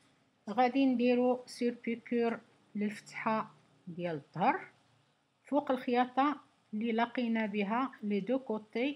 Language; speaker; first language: Arabic; native; Arabic